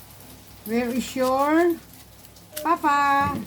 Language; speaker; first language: English; non-native, local second language; Filipino